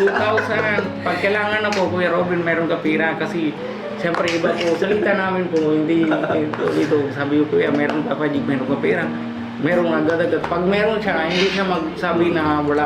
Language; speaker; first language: Filipino; non-native, learner; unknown